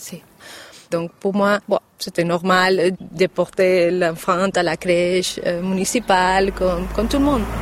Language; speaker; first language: French; non-native, learner; Catalan